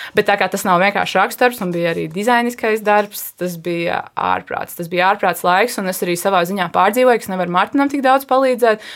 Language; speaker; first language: Latvian; native; Latvian